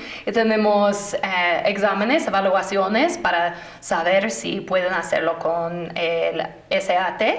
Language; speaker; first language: Spanish; non-native, fluent; English